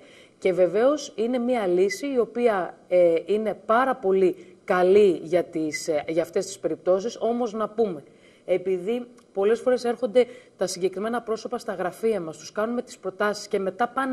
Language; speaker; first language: Greek; native; Greek